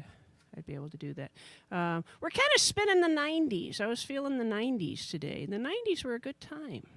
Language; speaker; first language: English; native; English